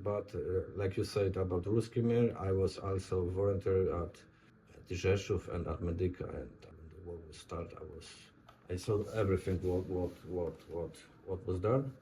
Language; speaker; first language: English; non-native, learner; Polish